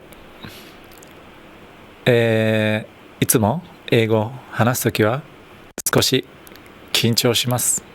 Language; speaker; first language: Japanese; native; Japanese